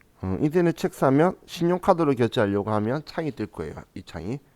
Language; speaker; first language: Korean; native; Korean